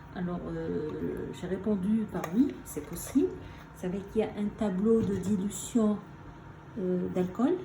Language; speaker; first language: French; non-native, local second language; Arabic